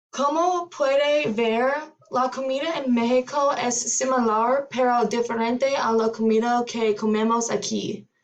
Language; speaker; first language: Spanish; non-native, learner; English